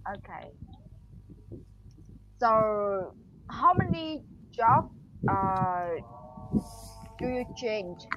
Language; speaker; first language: English; non-native, learner; Vietnamese